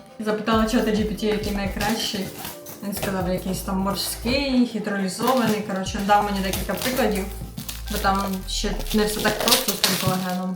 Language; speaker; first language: Ukrainian; native; Ukrainian